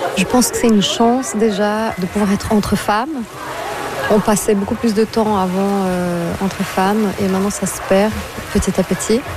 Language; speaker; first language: French; non-native, fluent; Portuguese